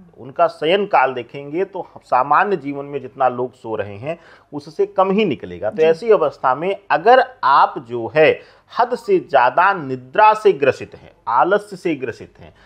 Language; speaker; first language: Hindi; native; Hindi